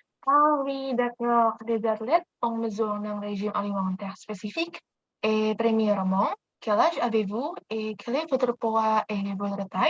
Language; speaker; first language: French; non-native, learner; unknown